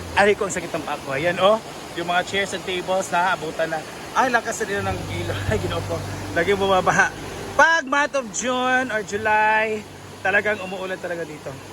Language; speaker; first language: Filipino; non-native, local second language; Cebuano